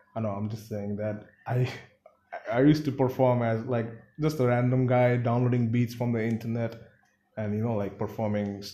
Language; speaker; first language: English; non-native, local second language; Bangla